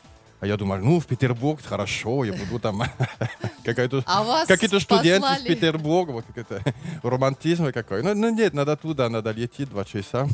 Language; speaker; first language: Russian; non-native, learner; French